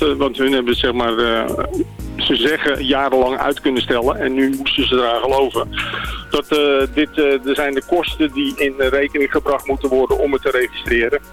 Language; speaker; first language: Dutch; native; Dutch